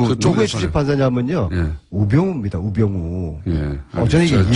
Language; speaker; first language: Korean; native; Korean